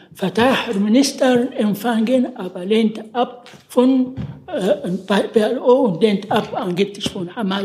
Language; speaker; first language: German; non-native, learner; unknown